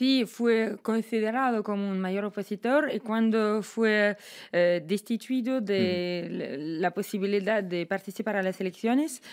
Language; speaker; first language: Spanish; non-native, fluent; Russian